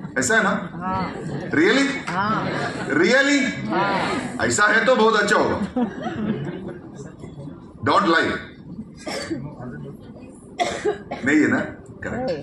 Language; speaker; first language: Hindi; non-native, local second language; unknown